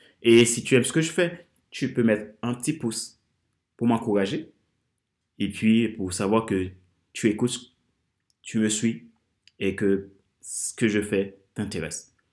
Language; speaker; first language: French; non-native, local second language; Haitian Creole